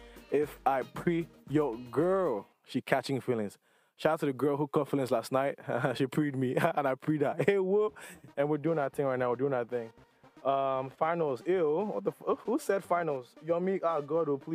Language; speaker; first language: English; non-native, local second language; Igbo